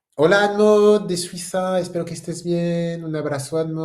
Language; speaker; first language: Spanish; non-native, fluent; French